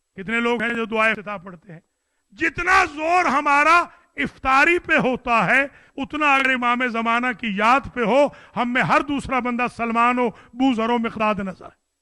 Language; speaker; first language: Urdu; non-native, local second language; Punjabi